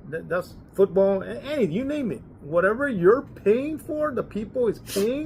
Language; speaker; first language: English; native; English